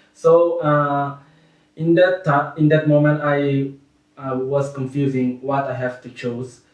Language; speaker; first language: English; non-native, learner; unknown